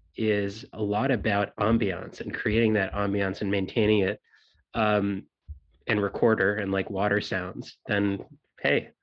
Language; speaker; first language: English; native; English